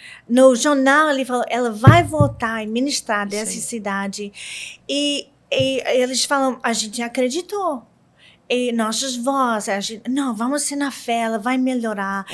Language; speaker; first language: Portuguese; non-native, learner; English